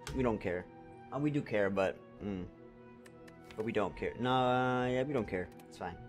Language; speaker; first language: English; native; English